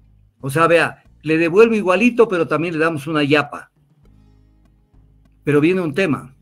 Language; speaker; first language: Spanish; native; Spanish